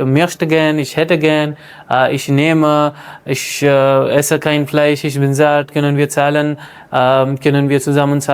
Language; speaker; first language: German; non-native, fluent; Hindi